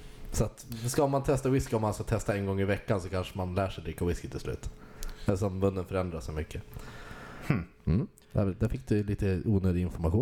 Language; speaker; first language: Swedish; native; Swedish